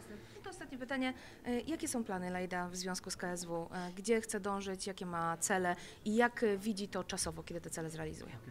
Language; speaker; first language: Polish; native; Polish